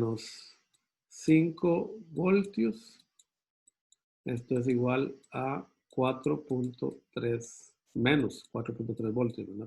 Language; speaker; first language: Spanish; native; Spanish